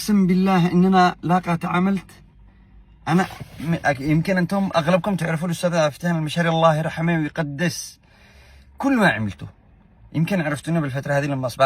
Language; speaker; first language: Arabic; native; Arabic